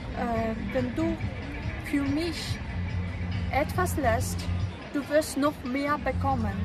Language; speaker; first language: German; non-native, fluent; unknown